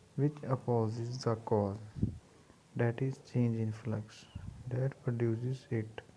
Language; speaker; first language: English; non-native, local second language; Punjabi